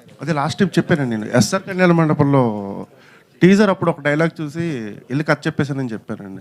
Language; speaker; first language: Telugu; native; Telugu